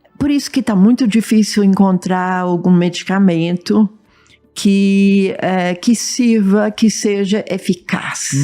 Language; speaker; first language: Portuguese; early bilingual, other home language; English